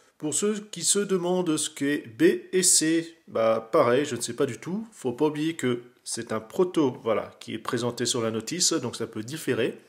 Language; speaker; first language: French; native; French